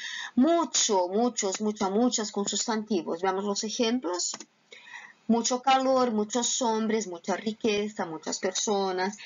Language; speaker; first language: Spanish; non-native, fluent; Portuguese